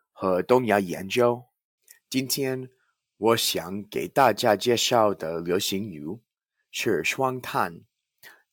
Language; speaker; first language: Chinese; non-native, learner; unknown